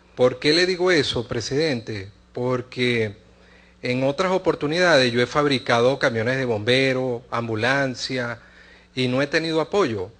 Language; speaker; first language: Spanish; native; Spanish